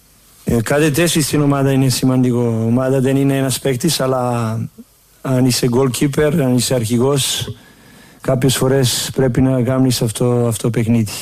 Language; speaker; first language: Greek; non-native, learner; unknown